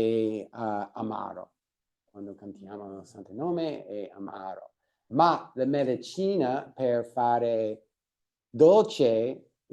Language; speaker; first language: Italian; non-native, fluent; English